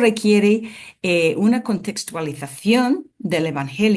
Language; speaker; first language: Spanish; non-native, fluent; English